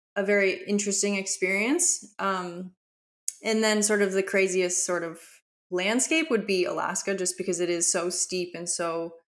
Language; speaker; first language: English; native; English